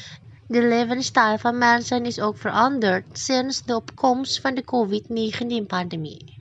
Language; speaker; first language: Dutch; non-native, fluent; Indonesian